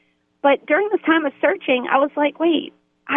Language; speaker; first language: English; native; English